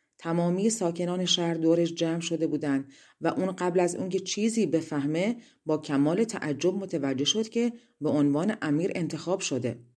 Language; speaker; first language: Persian; native; Persian